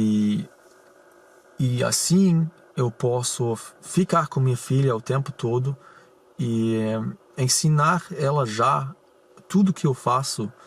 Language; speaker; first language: Portuguese; non-native, fluent; German